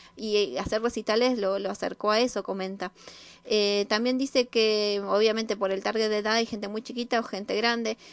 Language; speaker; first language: Spanish; native; Spanish